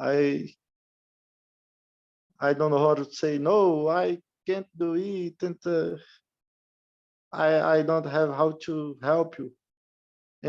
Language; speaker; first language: English; non-native, learner; Portuguese